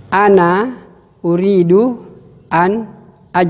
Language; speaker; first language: Arabic; non-native, fluent; Indonesian